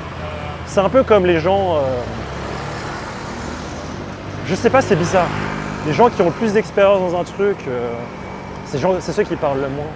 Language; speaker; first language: French; native; French